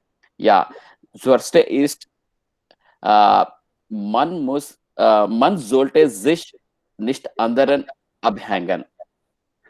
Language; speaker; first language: German; non-native, learner; Hindi